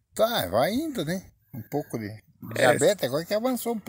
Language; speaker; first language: Portuguese; native; Portuguese